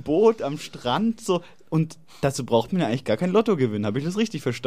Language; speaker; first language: German; native; German